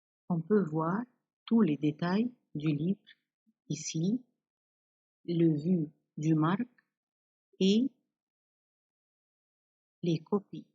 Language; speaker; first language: French; non-native, fluent; Arabic